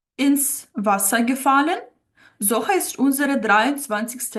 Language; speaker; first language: German; non-native, fluent; Ukrainian